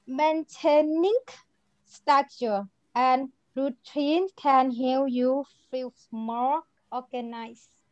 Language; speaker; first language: English; non-native, learner; Thai